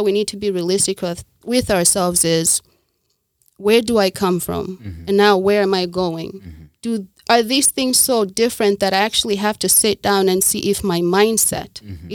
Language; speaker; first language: English; non-native, local second language; Kinyarwanda